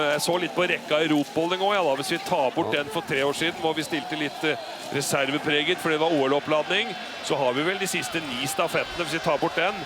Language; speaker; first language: Norwegian; native; Norwegian